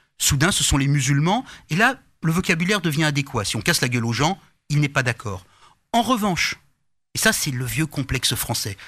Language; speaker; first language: French; native; French